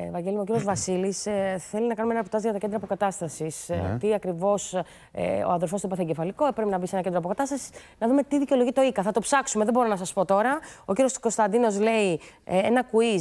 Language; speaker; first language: Greek; native; Greek